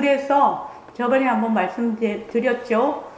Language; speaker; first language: Korean; native; Korean